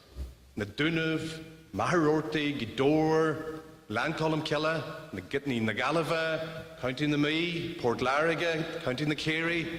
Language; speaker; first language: Irish; non-native, learner; English